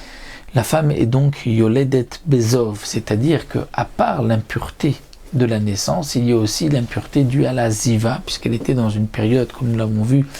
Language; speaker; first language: French; native; French